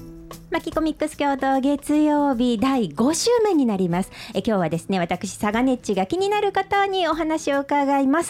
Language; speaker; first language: Japanese; native; Japanese